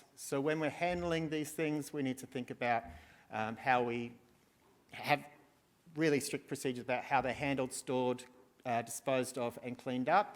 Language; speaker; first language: English; native; English